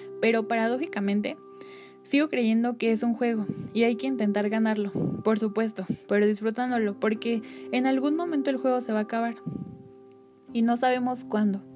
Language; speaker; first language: Spanish; native; Spanish